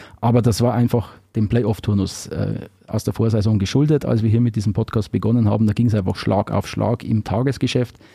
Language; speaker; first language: German; native; German